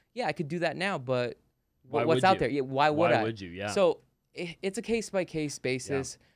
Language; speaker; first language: English; native; English